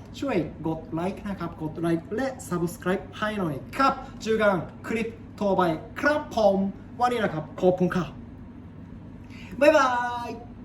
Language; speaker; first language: Thai; non-native, learner; Japanese